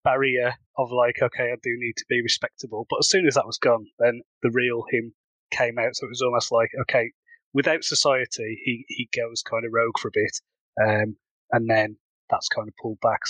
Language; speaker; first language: English; native; English